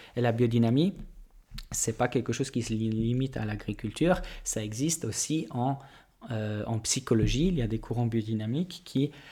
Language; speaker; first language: French; non-native, fluent; Polish